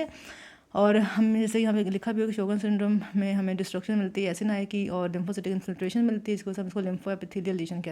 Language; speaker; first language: Hindi; native; Hindi